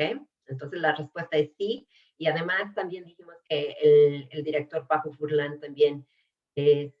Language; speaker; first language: Spanish; early bilingual, other home language; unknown